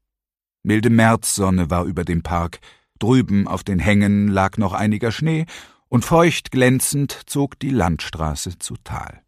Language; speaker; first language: German; native; German